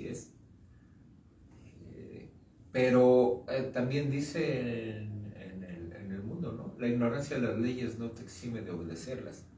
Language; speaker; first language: Spanish; native; Spanish